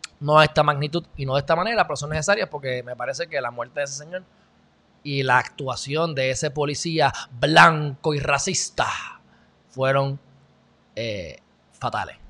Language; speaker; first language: Spanish; native; Spanish